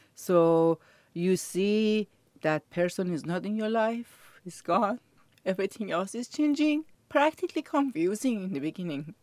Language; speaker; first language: English; non-native, learner; Persian